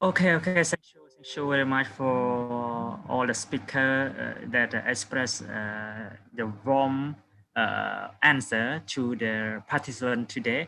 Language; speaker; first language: English; non-native, fluent; Khmer